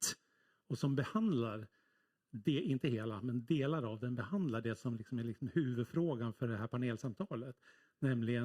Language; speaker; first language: Swedish; native; Swedish